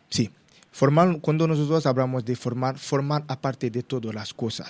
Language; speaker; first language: Spanish; non-native, learner; Haitian Creole